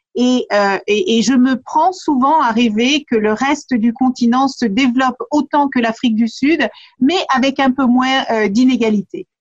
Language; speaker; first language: French; early bilingual, other home language; Kabuverdianu